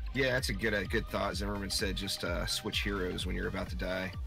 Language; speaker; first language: English; native; English